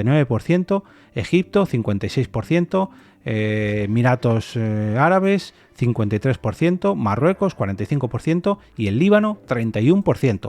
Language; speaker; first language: Spanish; native; Spanish